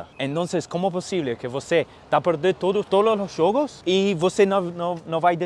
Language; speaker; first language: Portuguese; non-native, fluent; English